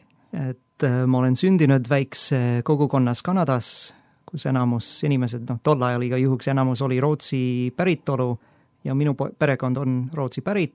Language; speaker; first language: Estonian; non-native, fluent; English